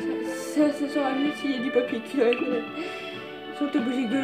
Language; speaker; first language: French; native; French